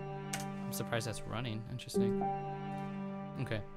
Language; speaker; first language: English; native; English